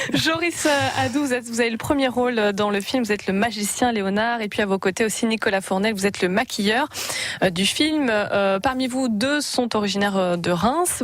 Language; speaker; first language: French; native; French